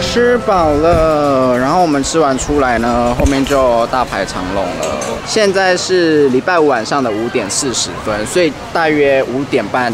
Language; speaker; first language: Chinese; native; Chinese